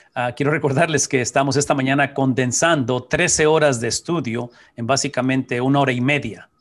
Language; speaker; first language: Spanish; native; Spanish